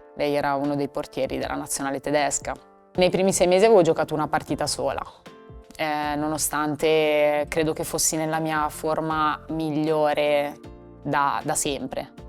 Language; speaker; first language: Italian; native; Italian